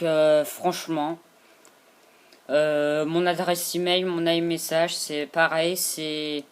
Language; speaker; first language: French; native; French